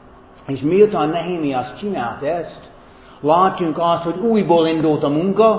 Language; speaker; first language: Hungarian; non-native, fluent; German